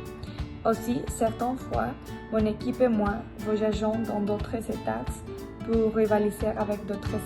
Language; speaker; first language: French; non-native, learner; Spanish